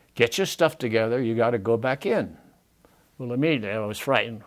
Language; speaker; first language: English; native; English